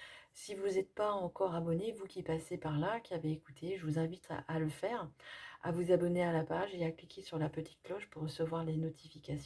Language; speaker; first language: French; native; French